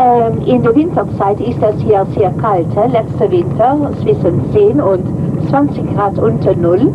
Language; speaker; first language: German; non-native, fluent; Dutch